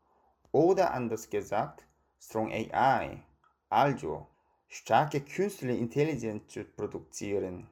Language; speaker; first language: German; non-native, fluent; Korean